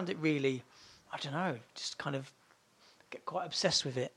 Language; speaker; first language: English; native; English